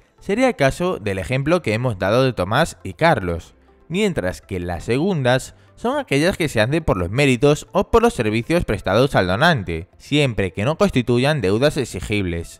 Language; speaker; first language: Spanish; native; Spanish